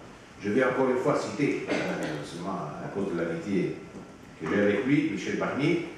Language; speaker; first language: French; non-native, fluent; Italian